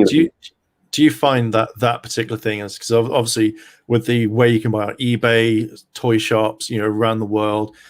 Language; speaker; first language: English; native; English